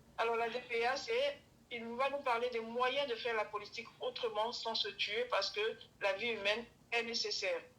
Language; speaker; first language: French; early bilingual, other home language; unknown